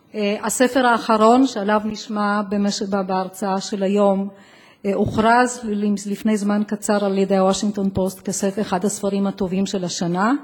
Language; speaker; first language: Hebrew; native; Hebrew